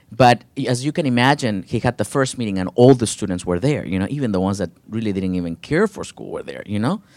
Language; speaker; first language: English; early bilingual, other home language; Spanish